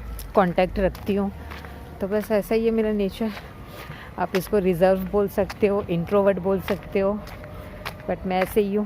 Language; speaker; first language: Hindi; native; Hindi